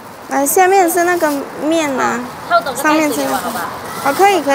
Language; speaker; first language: Chinese; non-native, fluent; Indonesian